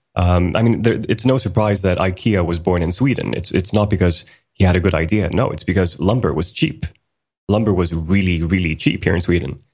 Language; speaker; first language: English; early bilingual, other home language; Swedish